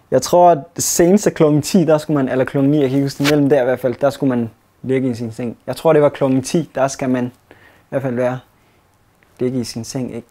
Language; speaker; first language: Danish; early bilingual, other home language; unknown